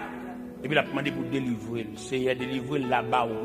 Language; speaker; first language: French; non-native, local second language; Haitian Creole